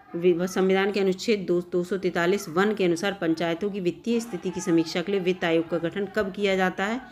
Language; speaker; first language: Hindi; native; Hindi